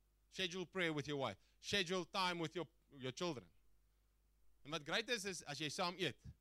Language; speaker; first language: English; non-native, local second language; Afrikaans